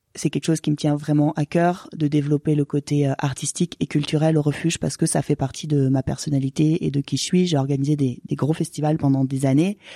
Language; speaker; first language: French; native; French